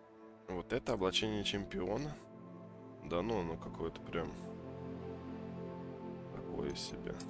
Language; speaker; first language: Russian; native; Russian